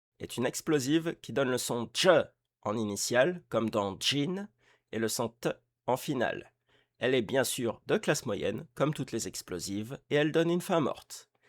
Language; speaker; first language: French; native; French